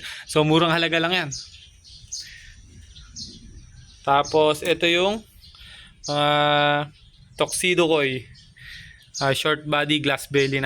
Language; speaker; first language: Filipino; non-native, local second language; Cebuano